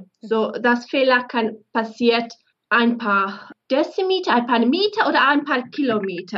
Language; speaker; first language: German; non-native, fluent; Bosnian